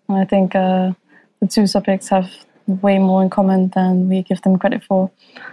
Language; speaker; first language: English; non-native, fluent; Danish